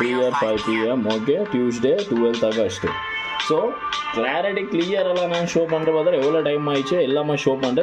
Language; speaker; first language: Tamil; non-native, local second language; Malayalam